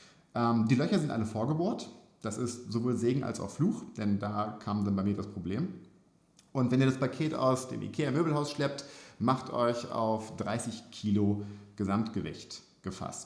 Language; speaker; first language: German; native; German